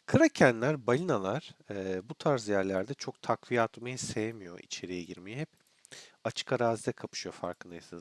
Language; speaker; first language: Turkish; native; Turkish